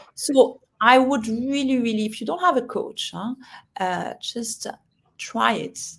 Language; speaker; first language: English; non-native, fluent; French